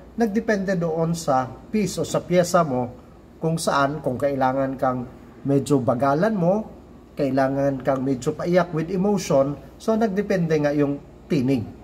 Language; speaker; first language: Filipino; non-native, local second language; Cebuano